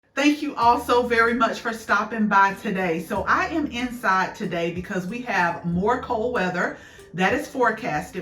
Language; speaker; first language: English; native; English